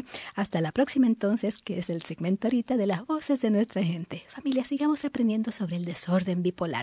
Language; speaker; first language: Spanish; native; Spanish